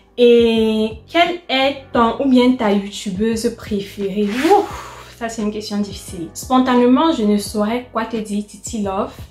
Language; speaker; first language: French; native; French